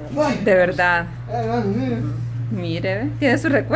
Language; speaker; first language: Spanish; native; Spanish